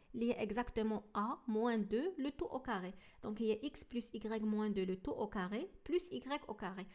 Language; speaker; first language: French; non-native, local second language; Arabic